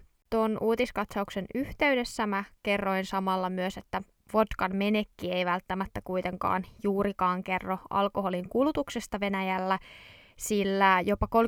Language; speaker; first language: Finnish; native; Finnish